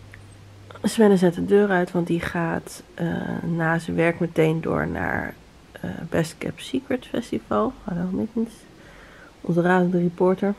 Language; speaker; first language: Dutch; native; Dutch